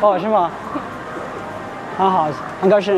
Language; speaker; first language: Chinese; non-native, learner; Amharic